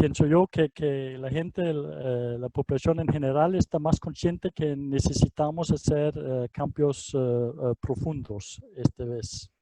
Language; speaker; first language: Spanish; non-native, fluent; Danish